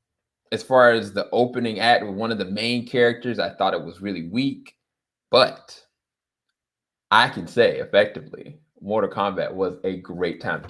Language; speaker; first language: English; native; English